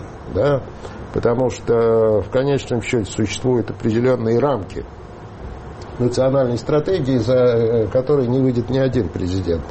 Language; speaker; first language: Russian; native; Russian